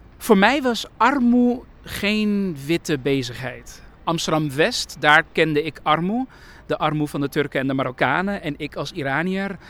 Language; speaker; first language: Dutch; early bilingual, other home language; Persian